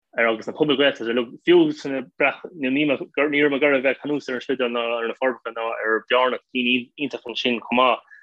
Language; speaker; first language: Irish; non-native, local second language; English